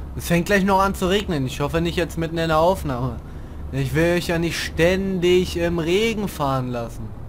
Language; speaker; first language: German; native; German